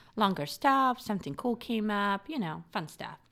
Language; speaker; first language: English; non-native, fluent; Polish